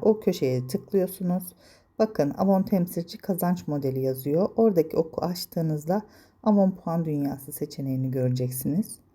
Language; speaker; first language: Turkish; native; Turkish